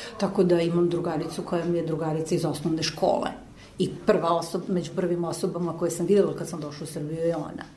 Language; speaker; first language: Serbian; native; Serbian